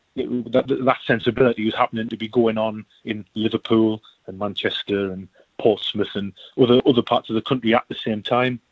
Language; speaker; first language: English; native; English